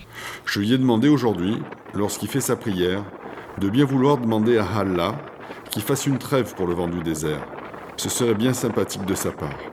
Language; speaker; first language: French; native; French